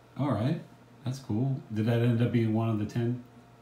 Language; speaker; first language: English; native; English